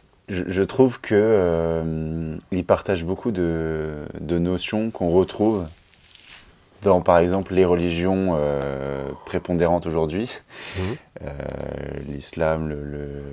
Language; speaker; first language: French; native; French